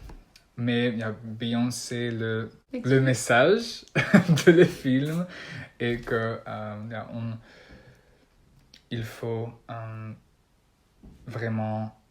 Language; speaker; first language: French; non-native, learner; Dutch